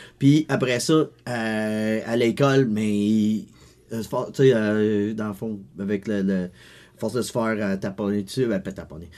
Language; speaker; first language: French; early bilingual, other home language; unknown